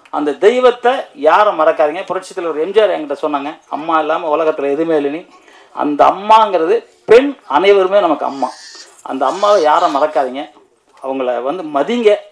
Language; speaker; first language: Tamil; native; Tamil